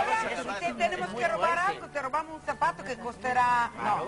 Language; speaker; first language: Spanish; native; Spanish